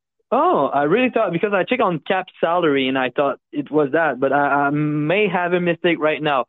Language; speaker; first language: English; non-native, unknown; French